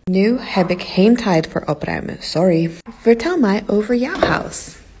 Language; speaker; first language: Dutch; non-native, learner; English